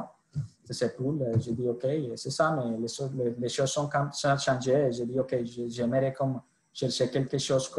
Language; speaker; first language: French; non-native, fluent; Spanish